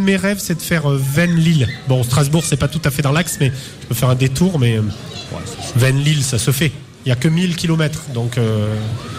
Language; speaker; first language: French; native; French